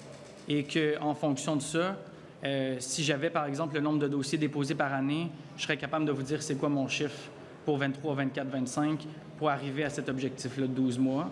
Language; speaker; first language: French; native; French